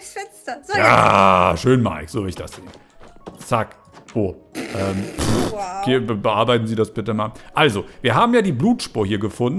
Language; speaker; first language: German; native; German